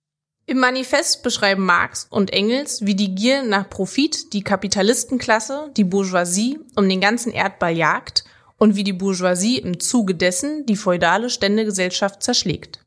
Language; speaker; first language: German; native; German